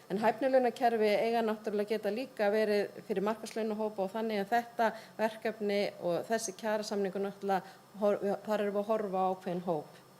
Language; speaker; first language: Icelandic; native; Icelandic